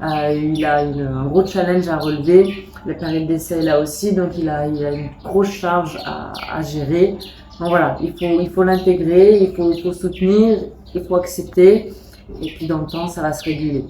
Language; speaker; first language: French; native; French